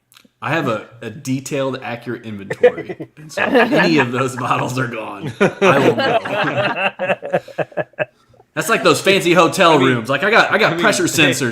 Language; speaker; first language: English; native; English